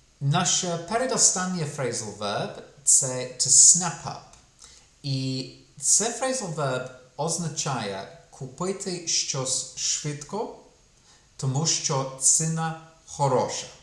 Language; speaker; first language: Ukrainian; non-native, fluent; English